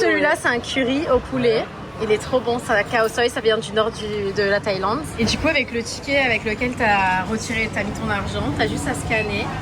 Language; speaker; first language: French; native; French